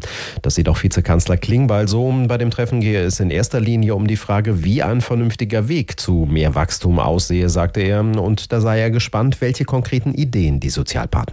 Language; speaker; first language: German; native; German